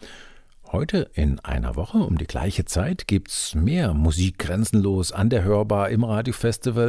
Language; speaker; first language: German; native; German